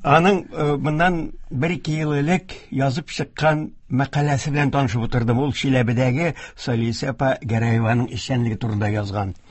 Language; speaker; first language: Tatar; native; Tatar